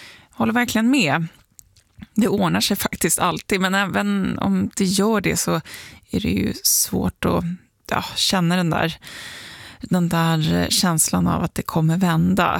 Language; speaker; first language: Swedish; native; Swedish